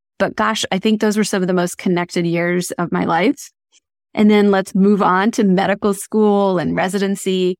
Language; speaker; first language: English; early bilingual, other home language; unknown